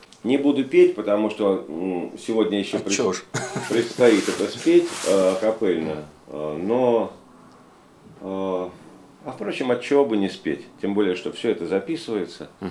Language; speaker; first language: Russian; native; Russian